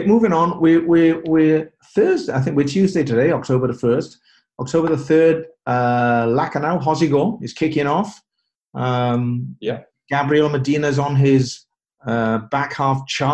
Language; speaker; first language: English; native; English